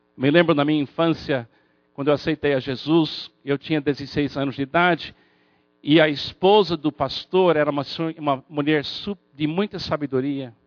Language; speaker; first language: Portuguese; non-native, fluent; English